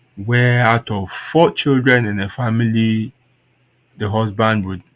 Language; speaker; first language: English; non-native, local second language; Yoruba